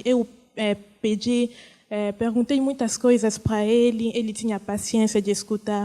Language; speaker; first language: Portuguese; non-native, fluent; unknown